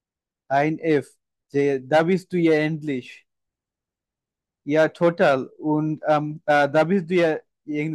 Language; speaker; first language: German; non-native, fluent; Bangla